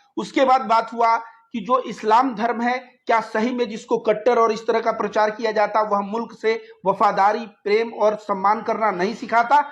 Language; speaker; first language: Hindi; native; Hindi